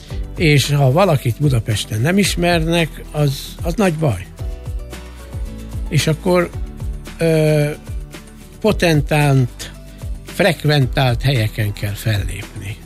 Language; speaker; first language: Hungarian; native; Hungarian